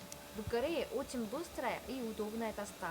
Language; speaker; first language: Russian; non-native, fluent; Korean